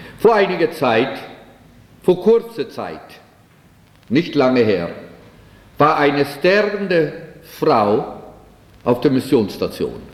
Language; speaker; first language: German; early bilingual, heritage; German